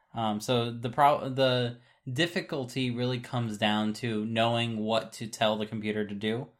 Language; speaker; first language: English; native; English